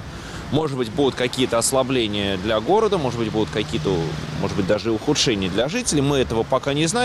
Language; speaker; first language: Russian; native; Russian